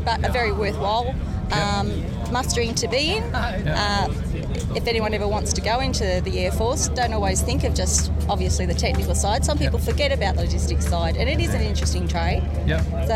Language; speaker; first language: English; native; English